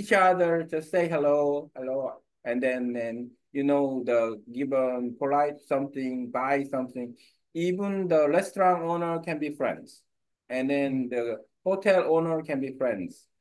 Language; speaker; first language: English; non-native, learner; Korean